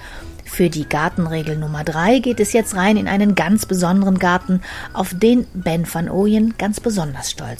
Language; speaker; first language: German; native; German